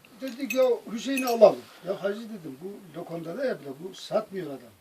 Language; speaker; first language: Turkish; native; Turkish